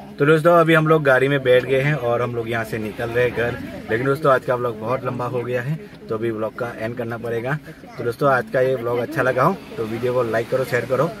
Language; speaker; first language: Hindi; non-native, local second language; Gujarati